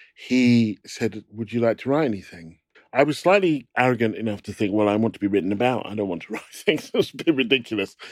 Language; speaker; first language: English; native; English